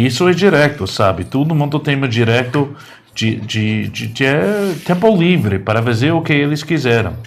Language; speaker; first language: Portuguese; non-native, learner; English